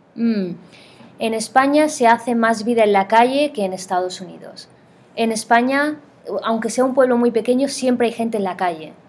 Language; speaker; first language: Spanish; native; Spanish